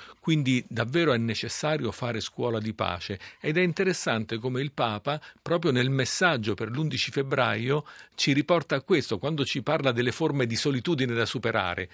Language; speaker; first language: Italian; native; Italian